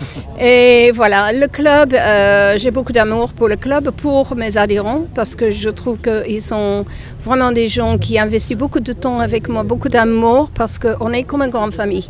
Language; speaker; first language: French; non-native, fluent; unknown